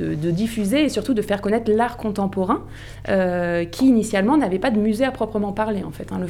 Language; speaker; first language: French; native; French